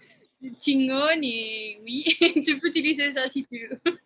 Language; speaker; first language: French; non-native, fluent; Spanish